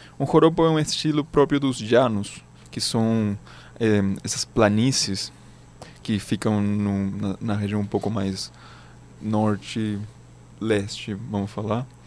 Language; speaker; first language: Portuguese; non-native, fluent; Spanish